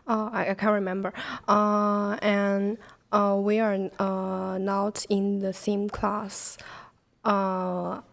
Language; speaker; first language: English; non-native, learner; Chinese